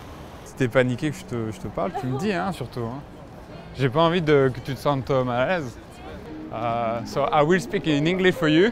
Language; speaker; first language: French; native; French